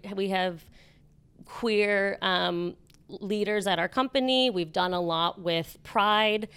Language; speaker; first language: English; native; English